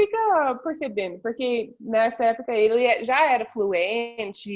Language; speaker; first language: Portuguese; non-native, fluent; English